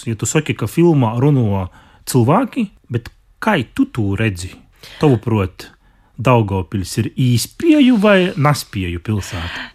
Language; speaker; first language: Latvian; non-native, local second language; Russian